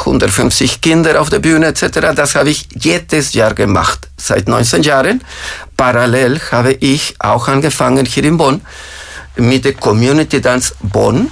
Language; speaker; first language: German; non-native, fluent; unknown